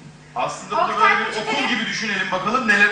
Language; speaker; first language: Turkish; native; Turkish